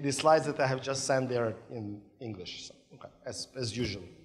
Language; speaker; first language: English; non-native, fluent; Ukrainian